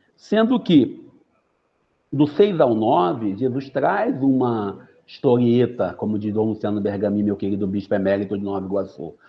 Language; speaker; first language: Portuguese; native; Portuguese